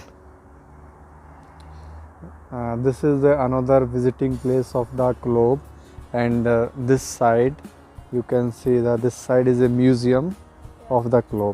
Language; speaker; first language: English; non-native, local second language; Hindi